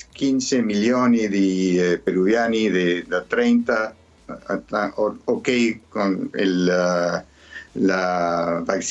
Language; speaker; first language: Italian; early bilingual, heritage; Spanish